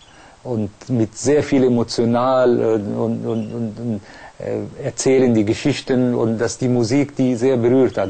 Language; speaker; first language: German; non-native, fluent; Persian